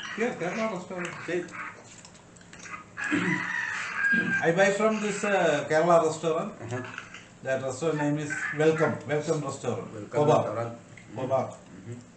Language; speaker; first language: English; non-native, learner; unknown